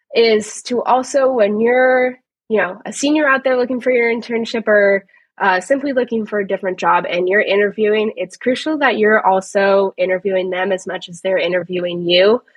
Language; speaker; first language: English; native; English